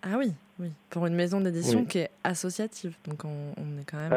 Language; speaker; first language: French; native; French